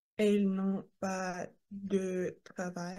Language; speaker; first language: French; non-native, learner; Russian